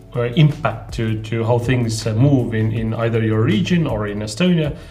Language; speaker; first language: English; non-native, fluent; Estonian